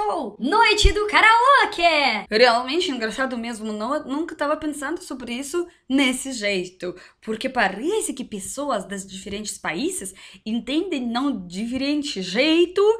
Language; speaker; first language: Portuguese; non-native, learner; Russian